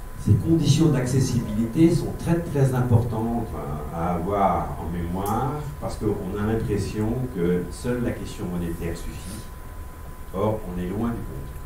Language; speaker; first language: French; native; French